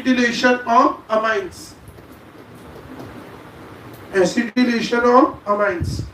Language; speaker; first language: English; non-native, local second language; Marathi